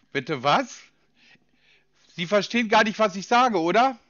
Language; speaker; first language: German; native; German